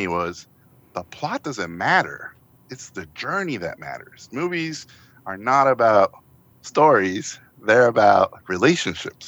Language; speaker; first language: English; non-native, fluent; Spanish